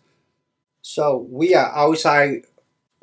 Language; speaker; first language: English; non-native, learner; Cantonese